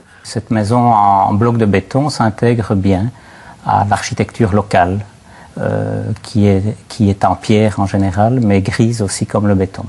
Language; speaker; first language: French; native; French